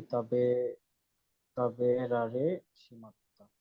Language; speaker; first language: Japanese; non-native, learner; Bangla